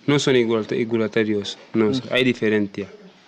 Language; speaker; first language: Spanish; non-native, learner; Masai